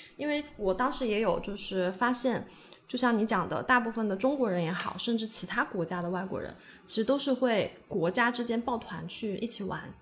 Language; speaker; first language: Chinese; native; Chinese